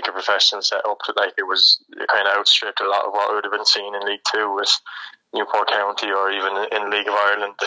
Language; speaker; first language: English; native; English